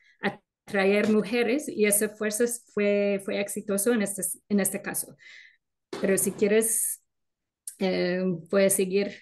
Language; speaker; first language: Spanish; non-native, fluent; English